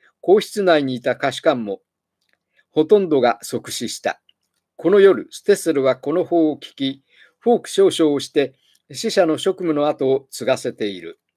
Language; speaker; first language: Japanese; native; Japanese